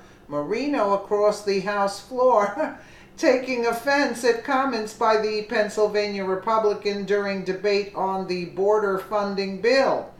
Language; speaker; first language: English; native; English